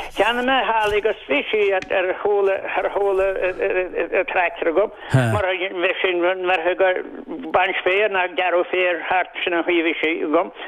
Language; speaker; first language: Irish; native; Irish